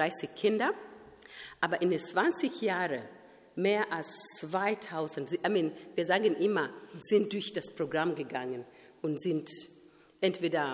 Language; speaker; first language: German; non-native, fluent; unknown